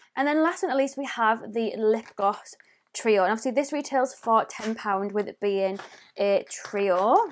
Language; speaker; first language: English; native; English